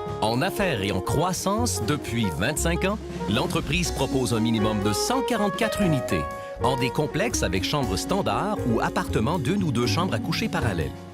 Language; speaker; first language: French; native; French